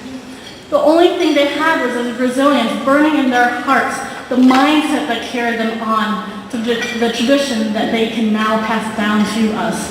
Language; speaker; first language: English; early bilingual, heritage; Vietnamese